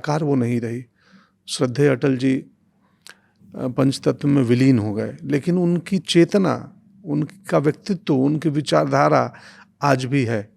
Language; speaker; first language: Hindi; non-native, local second language; Bhojpuri